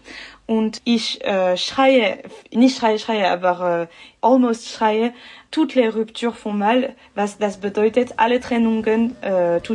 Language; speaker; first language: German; non-native, local second language; French